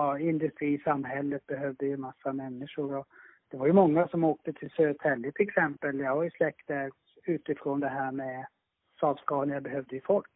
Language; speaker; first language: Swedish; early bilingual, other home language; Finnish